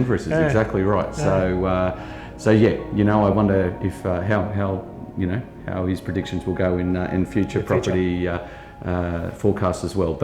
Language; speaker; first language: English; native; English